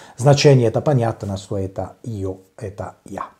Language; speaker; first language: Russian; non-native, learner; Italian